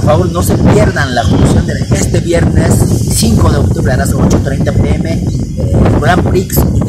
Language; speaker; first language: Spanish; non-native, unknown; Japanese